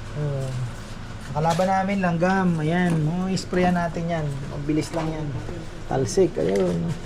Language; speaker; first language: Filipino; native; Filipino